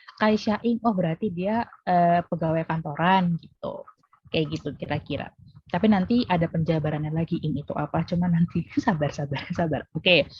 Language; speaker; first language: Indonesian; native; Indonesian